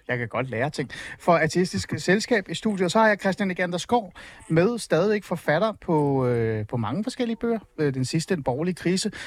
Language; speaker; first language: Danish; early bilingual, other home language; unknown